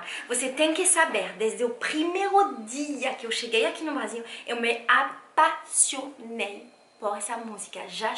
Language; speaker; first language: Portuguese; non-native, fluent; French